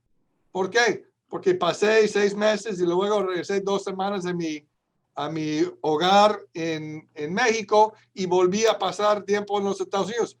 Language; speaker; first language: Spanish; non-native, fluent; English